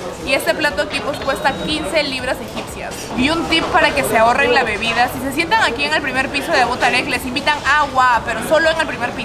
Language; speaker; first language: Spanish; native; Spanish